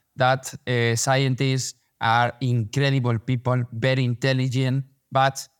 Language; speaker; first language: English; non-native, learner; Spanish